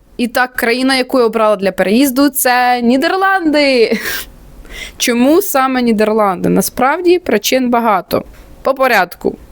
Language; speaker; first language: Ukrainian; non-native, local second language; Russian